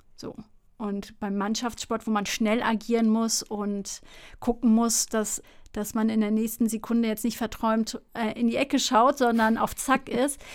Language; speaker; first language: German; early bilingual, other home language; Turkish